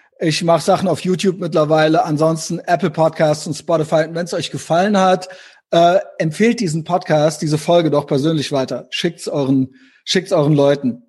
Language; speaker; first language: German; native; German